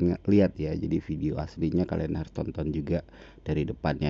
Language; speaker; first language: Indonesian; native; Indonesian